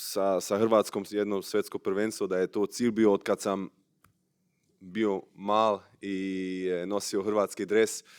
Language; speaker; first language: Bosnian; early bilingual, heritage; Bosnian